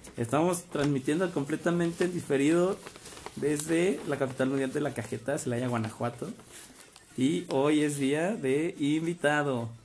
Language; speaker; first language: Spanish; native; Spanish